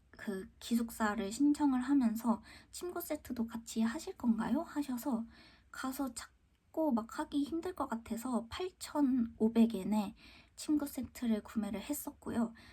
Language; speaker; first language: Korean; native; Korean